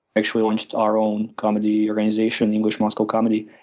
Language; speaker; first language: English; non-native, fluent; Croatian